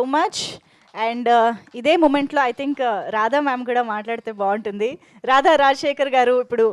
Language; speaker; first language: Telugu; native; Telugu